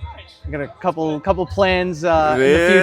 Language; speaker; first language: English; native; English